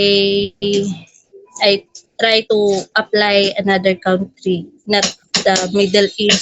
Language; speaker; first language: English; non-native, local second language; Filipino